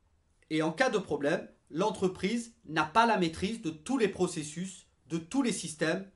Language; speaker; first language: French; native; French